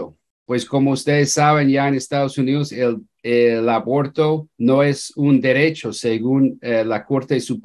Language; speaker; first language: Spanish; non-native, fluent; English